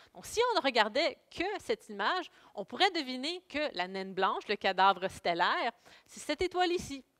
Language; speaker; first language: French; native; French